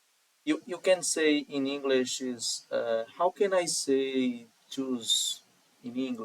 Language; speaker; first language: English; non-native, learner; Portuguese